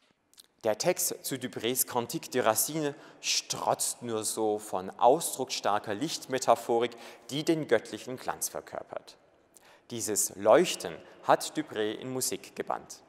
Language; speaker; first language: German; native; German